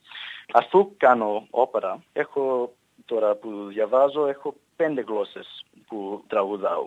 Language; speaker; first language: Greek; early bilingual, heritage; English